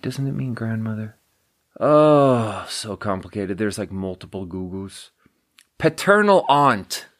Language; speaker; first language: English; native; English